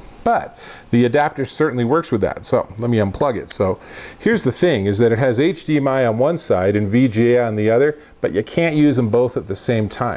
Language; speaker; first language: English; native; English